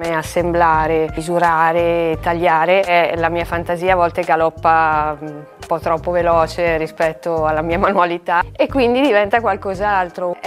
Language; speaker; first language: Italian; native; Italian